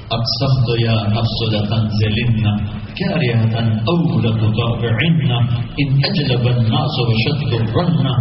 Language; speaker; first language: Urdu; non-native, local second language; Punjabi